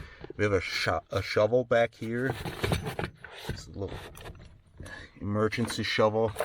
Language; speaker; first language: English; non-native, fluent; German